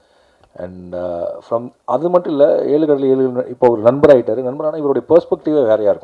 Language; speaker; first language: Tamil; native; Tamil